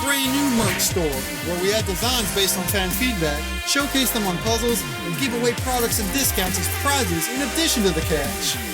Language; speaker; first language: English; native; English